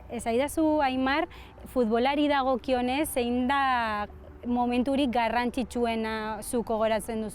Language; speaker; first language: Basque; native; Basque